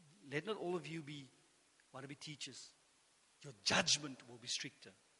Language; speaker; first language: English; non-native, local second language; Afrikaans